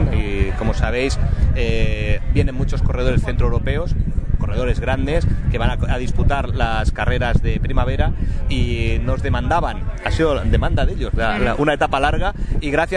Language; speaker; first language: Spanish; native; Spanish